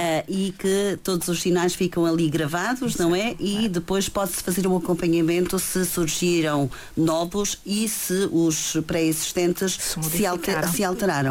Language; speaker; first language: Portuguese; native; Portuguese